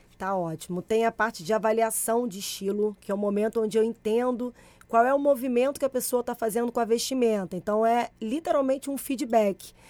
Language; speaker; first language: Portuguese; early bilingual, other home language; Spanish